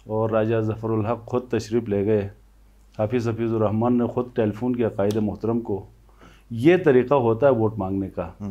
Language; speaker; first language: Urdu; non-native, local second language; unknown